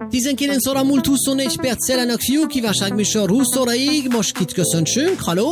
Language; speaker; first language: Hungarian; native; Hungarian